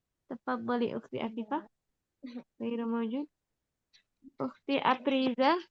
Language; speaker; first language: Arabic; non-native, fluent; Indonesian